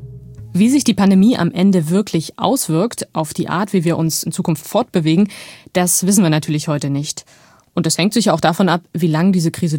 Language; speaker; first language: German; native; German